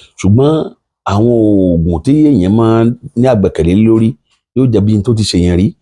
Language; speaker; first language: Yoruba; native; Yoruba